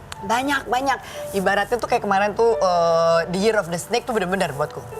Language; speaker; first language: Indonesian; native; Indonesian